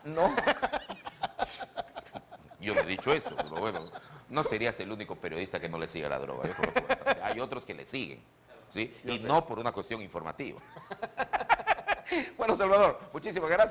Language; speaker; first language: Spanish; native; Spanish